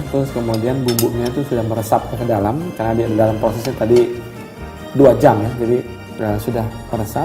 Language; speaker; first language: Indonesian; native; Indonesian